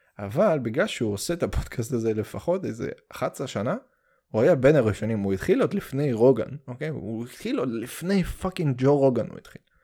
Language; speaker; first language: Hebrew; early bilingual, heritage; Hebrew